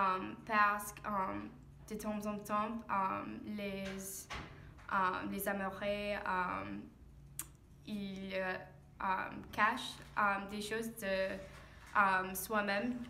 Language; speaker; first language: French; non-native, fluent; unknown